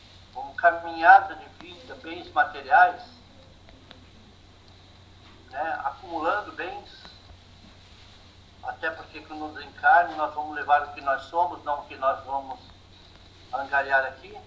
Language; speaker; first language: Portuguese; native; Portuguese